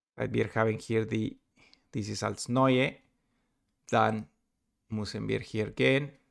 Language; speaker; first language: German; non-native, learner; Spanish